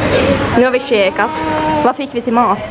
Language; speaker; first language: Swedish; native; Swedish